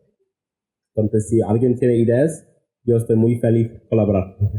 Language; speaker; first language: Spanish; non-native, fluent; English